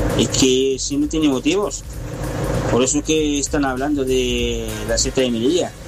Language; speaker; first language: Spanish; non-native, learner; Arabic